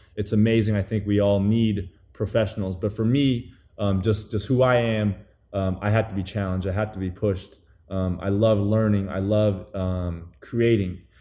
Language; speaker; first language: English; early bilingual, other home language; Chinese